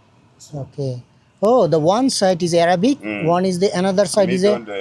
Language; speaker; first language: English; non-native, learner; Bangla